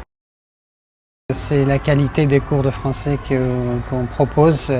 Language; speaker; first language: French; non-native, fluent; Persian